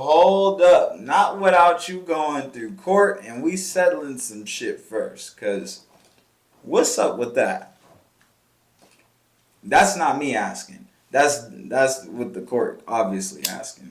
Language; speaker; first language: English; native; English